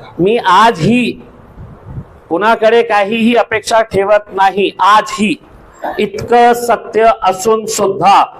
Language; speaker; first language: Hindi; non-native, local second language; Urdu